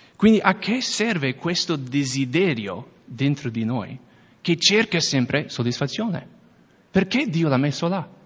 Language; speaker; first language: Italian; non-native, fluent; English